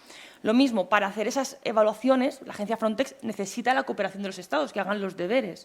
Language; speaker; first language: Spanish; native; Spanish